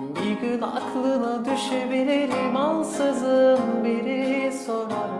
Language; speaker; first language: Turkish; non-native, fluent; Arabic